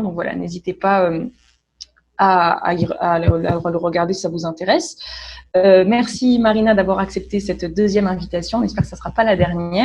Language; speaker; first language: French; native; French